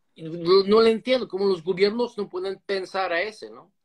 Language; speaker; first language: Spanish; non-native, fluent; English